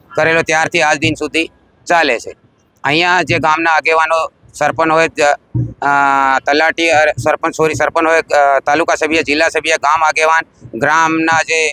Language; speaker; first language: Gujarati; non-native, local second language; Bhili